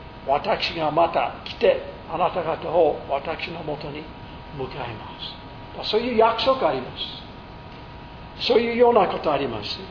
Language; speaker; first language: Japanese; non-native, fluent; English